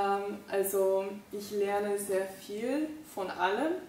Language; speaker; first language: German; non-native, fluent; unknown